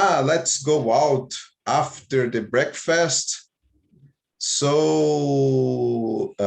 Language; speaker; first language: English; non-native, fluent; Portuguese